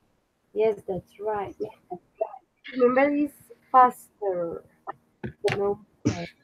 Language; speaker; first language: English; non-native, fluent; Spanish